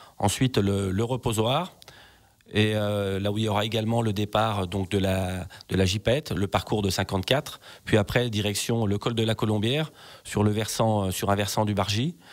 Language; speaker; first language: French; native; French